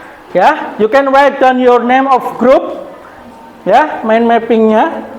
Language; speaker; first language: English; non-native, learner; Indonesian